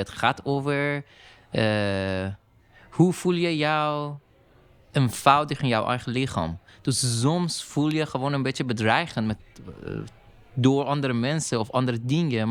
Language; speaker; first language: Dutch; non-native, learner; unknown